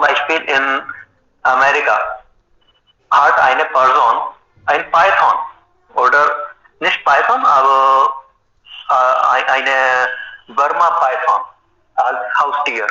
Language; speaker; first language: German; non-native, fluent; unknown